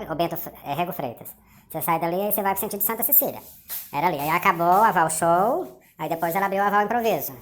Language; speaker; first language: Portuguese; native; Portuguese